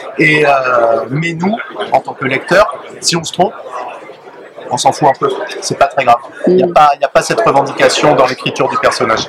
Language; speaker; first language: French; native; French